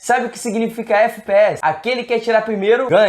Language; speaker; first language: Portuguese; native; Portuguese